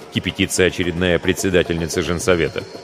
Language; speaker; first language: Russian; native; Russian